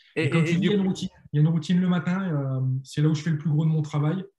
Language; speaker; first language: French; native; French